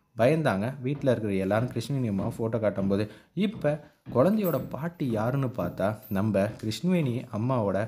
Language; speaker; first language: Tamil; native; Tamil